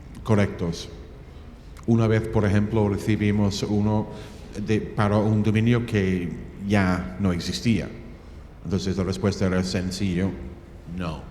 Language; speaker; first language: Spanish; non-native, fluent; English